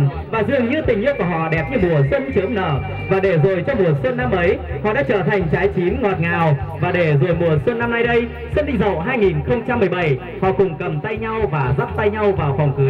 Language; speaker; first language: Vietnamese; native; Vietnamese